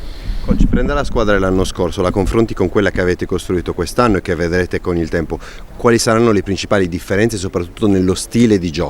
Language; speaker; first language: Italian; native; Italian